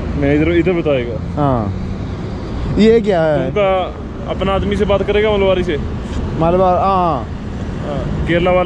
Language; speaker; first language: Hindi; non-native, local second language; Punjabi